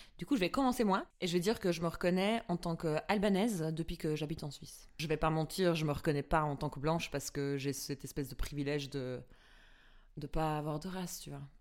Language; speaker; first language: French; non-native, fluent; Albanian